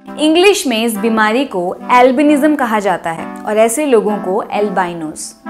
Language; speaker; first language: Hindi; native; Hindi